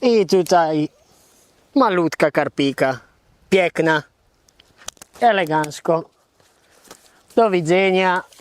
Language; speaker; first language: Polish; non-native, learner; Italian